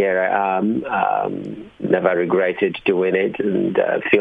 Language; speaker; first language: English; non-native, local second language; Igbo